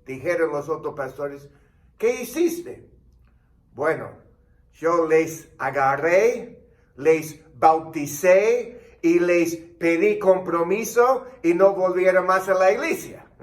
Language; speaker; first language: Spanish; non-native, fluent; English